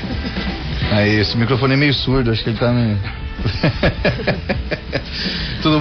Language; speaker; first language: Portuguese; native; Portuguese